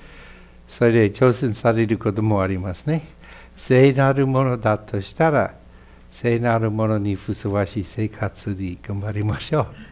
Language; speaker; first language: Japanese; non-native, fluent; English